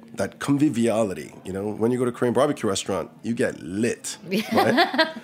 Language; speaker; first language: English; early bilingual, other home language; Korean